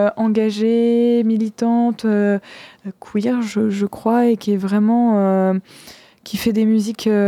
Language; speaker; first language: French; native; French